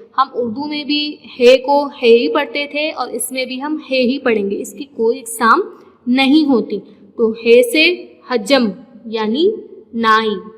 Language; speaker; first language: Urdu; non-native, local second language; Sindhi